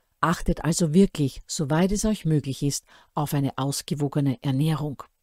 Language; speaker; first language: German; native; German